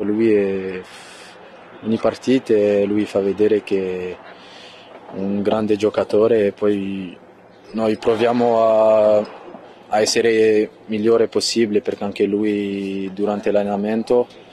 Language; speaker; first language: Italian; non-native, fluent; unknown